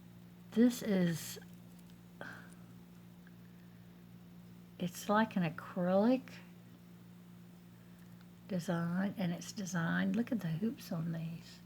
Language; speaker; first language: English; native; English